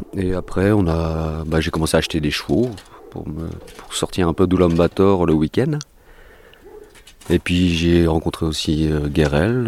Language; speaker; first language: French; native; French